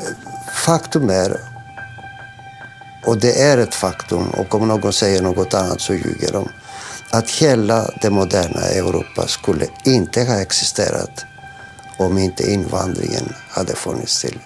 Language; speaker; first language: Swedish; non-native, fluent; Greek